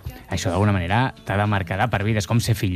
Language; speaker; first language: Catalan; native; Catalan